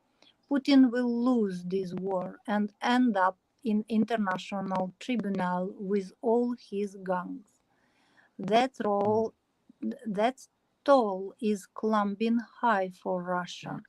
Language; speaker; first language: English; non-native, learner; Ukrainian